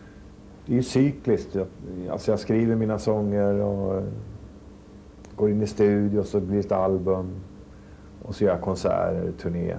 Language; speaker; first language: Swedish; native; Swedish